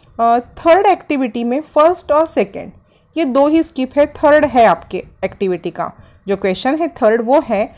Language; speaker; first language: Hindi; non-native, local second language; Marathi